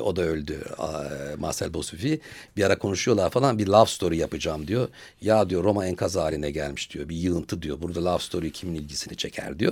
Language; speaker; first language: Turkish; native; Turkish